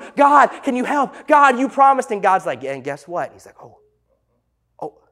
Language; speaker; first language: English; native; English